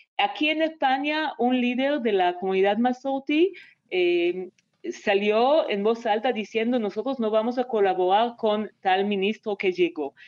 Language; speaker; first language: Spanish; non-native, fluent; Hebrew